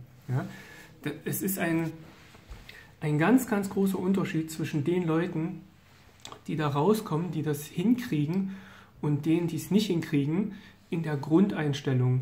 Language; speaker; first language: German; native; German